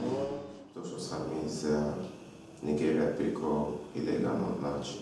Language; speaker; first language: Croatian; non-native, learner; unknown